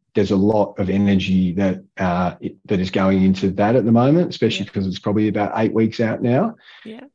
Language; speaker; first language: English; native; English